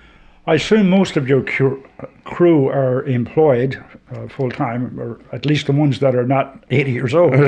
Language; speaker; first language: English; native; English